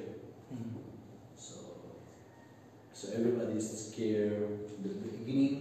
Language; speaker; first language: English; non-native, learner; Korean